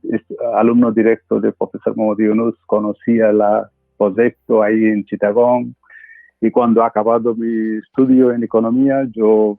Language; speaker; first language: Spanish; non-native, fluent; Bangla